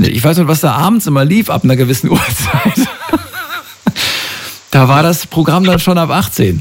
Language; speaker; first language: German; native; German